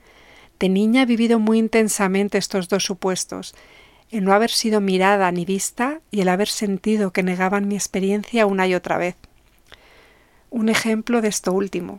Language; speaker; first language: Spanish; native; Spanish